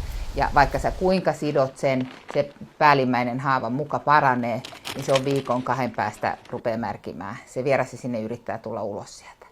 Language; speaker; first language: Finnish; native; Finnish